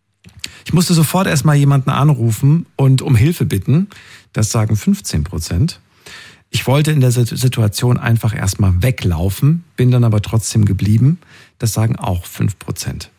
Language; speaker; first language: German; native; German